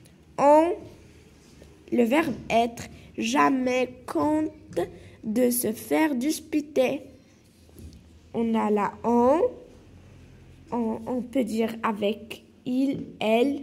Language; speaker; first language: French; non-native, local second language; Arabic